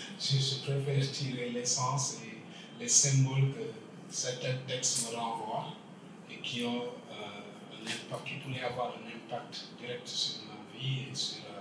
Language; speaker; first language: French; non-native, local second language; Wolof